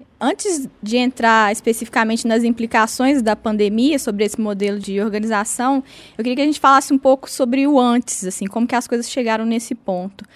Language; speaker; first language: Portuguese; native; Portuguese